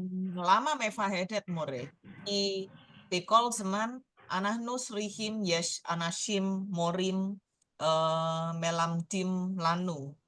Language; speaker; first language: Hebrew; non-native, learner; Indonesian